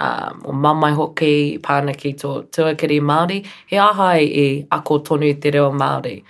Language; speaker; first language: Māori; non-native, learner; English